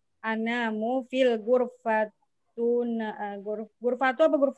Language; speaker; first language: Arabic; non-native, learner; Indonesian